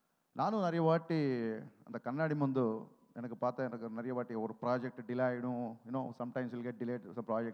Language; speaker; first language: Tamil; non-native, learner; Telugu